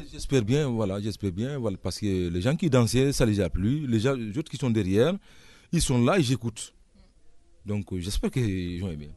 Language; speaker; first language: French; non-native, local second language; Mandingo